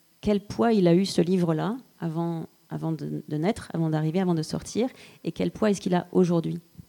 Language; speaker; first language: French; native; French